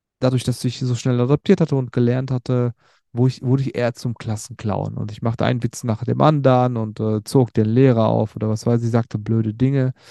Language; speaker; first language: German; early bilingual, other home language; Turkish